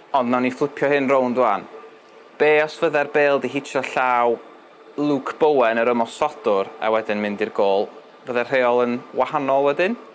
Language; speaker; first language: Welsh; native; Welsh